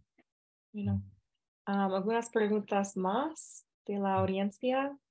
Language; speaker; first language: Spanish; non-native, fluent; English